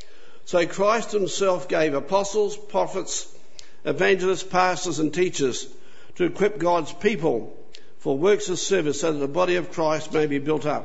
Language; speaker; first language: English; native; English